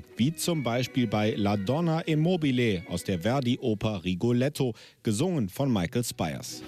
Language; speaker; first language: German; native; German